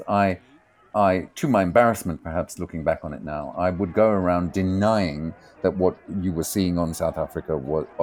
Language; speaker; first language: English; native; English